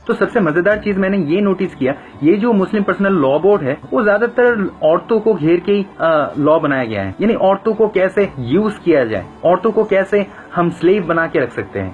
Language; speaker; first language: Hindi; non-native, fluent; Bangla